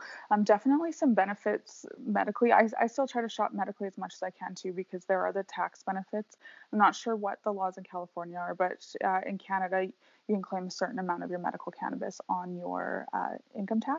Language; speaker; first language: English; native; English